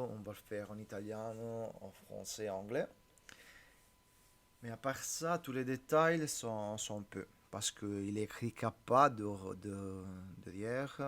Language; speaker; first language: French; non-native, learner; Italian